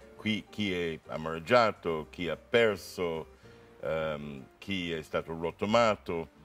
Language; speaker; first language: Italian; non-native, fluent; English